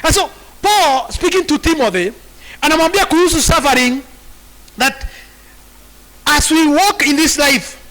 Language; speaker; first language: English; non-native, local second language; Swahili